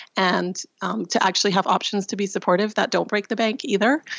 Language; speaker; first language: English; non-native, fluent; Russian